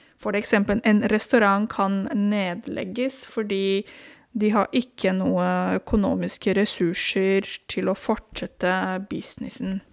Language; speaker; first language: Norwegian; non-native, fluent; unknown